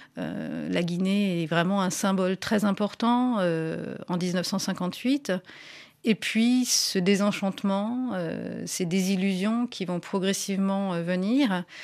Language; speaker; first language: French; native; French